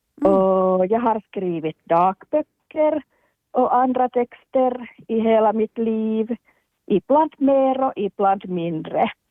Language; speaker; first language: Swedish; non-native, local second language; Finnish